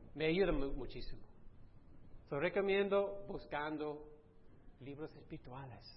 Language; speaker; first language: Spanish; non-native, fluent; English